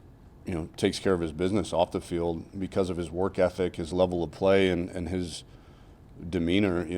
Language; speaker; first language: English; native; English